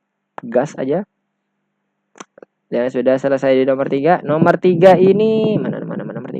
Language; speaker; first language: Indonesian; native; Indonesian